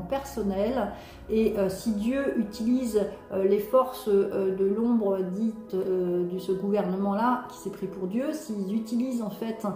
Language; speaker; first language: French; native; French